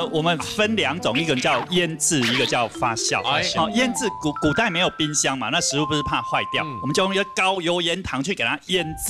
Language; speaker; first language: Chinese; native; Chinese